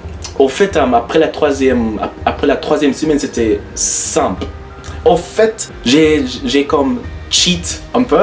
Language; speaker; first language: French; non-native, learner; English